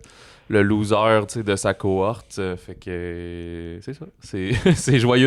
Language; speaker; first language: French; native; French